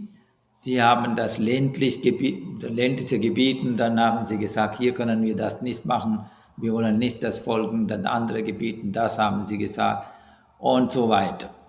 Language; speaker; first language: German; non-native, learner; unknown